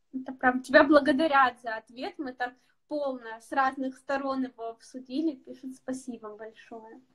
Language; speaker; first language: Russian; native; Russian